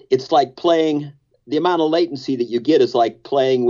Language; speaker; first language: English; native; English